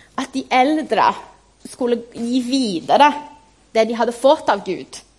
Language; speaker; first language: Norwegian; non-native, fluent; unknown